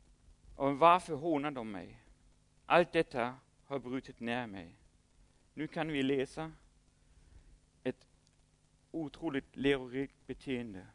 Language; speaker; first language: Swedish; non-native, fluent; German